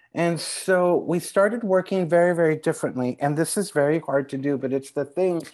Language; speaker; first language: English; native; English